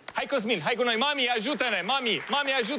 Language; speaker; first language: Romanian; native; Romanian